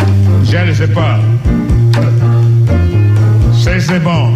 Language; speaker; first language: French; non-native, learner; English